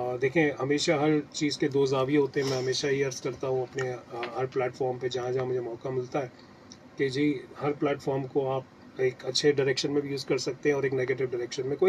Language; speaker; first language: Urdu; native; Urdu